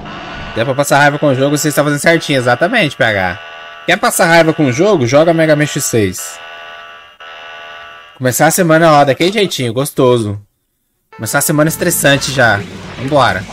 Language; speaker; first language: Portuguese; native; Portuguese